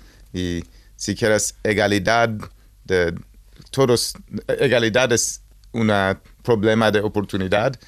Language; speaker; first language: Spanish; non-native, learner; English